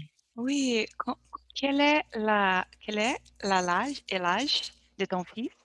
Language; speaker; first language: French; non-native, learner; Portuguese